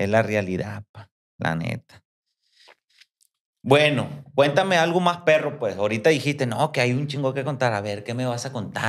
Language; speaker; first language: Spanish; native; Spanish